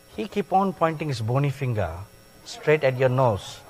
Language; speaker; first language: English; non-native, local second language; Tamil